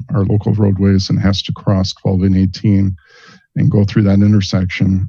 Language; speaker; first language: English; native; English